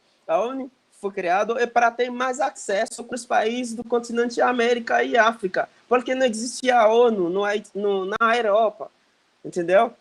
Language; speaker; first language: Portuguese; non-native, fluent; Haitian Creole